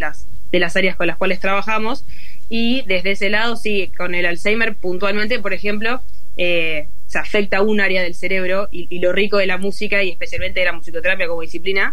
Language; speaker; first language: Spanish; native; Spanish